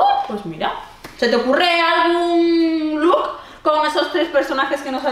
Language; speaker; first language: Spanish; native; Spanish